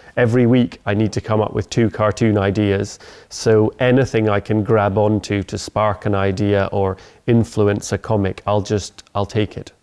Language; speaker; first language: English; native; English